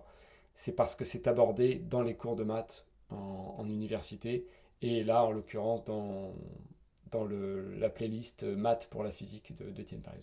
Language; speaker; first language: French; native; French